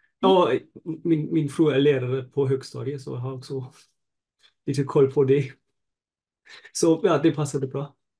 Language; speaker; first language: Swedish; non-native, fluent; German